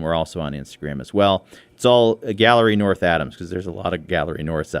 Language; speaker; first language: English; native; English